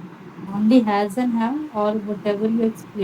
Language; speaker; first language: English; non-native, learner; Hindi